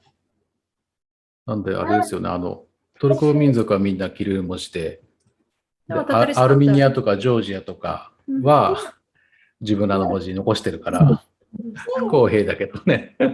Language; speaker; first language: Japanese; non-native, fluent; Tatar